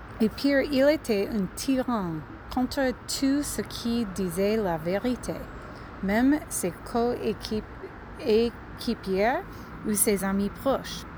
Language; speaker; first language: French; non-native, learner; English